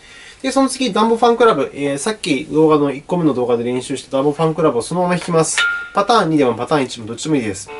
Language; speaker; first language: Japanese; native; Japanese